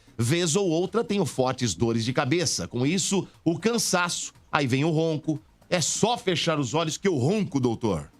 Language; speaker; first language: Portuguese; native; Portuguese